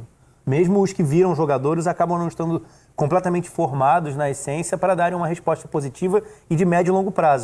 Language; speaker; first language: Portuguese; native; Portuguese